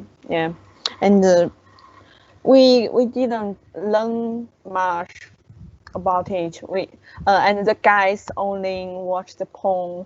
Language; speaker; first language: English; non-native, learner; Chinese